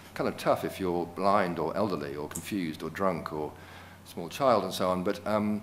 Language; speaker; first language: English; native; English